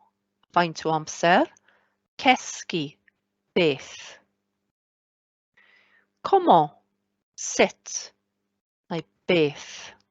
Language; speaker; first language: French; non-native, fluent; Welsh